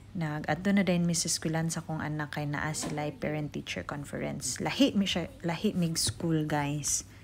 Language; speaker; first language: Cebuano; native; Cebuano